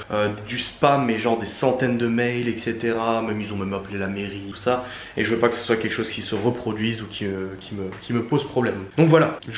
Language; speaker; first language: French; native; French